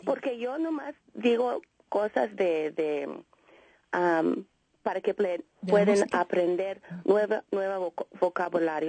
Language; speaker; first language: Spanish; early bilingual, heritage; Spanish